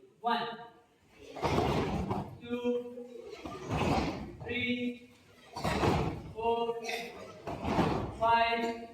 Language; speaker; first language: English; non-native, local second language; Kannada